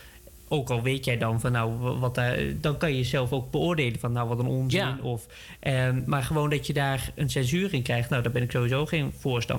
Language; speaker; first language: Dutch; native; Dutch